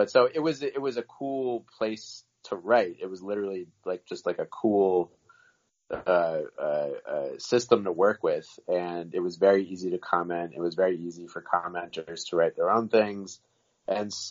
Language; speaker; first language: English; native; English